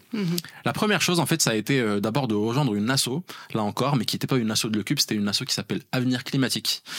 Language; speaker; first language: French; non-native, local second language; Arabic